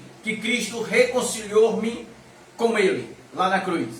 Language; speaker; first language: Portuguese; native; Portuguese